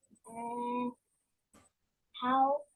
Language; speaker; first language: Chinese; non-native, learner; Indonesian